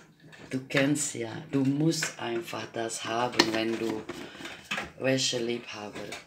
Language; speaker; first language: German; non-native, fluent; Croatian